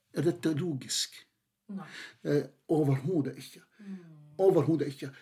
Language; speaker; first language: Norwegian; non-native, fluent; Arabic